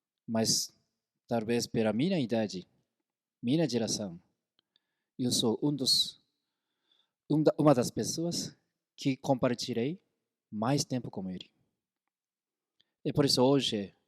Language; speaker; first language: Portuguese; non-native, fluent; Korean